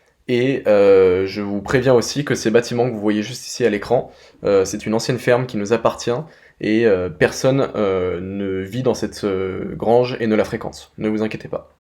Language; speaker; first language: French; native; French